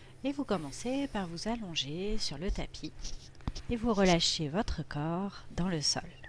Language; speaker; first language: French; native; French